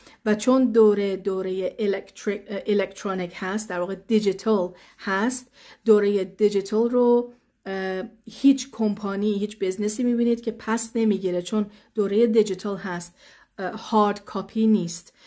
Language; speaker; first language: Persian; early bilingual, heritage; Persian